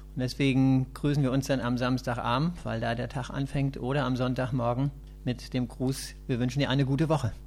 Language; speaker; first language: German; native; German